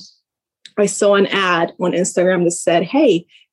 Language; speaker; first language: English; native; English